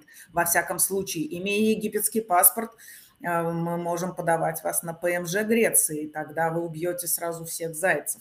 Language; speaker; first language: Russian; native; Russian